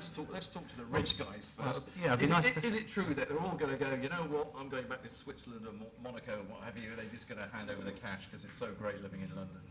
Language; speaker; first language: English; native; English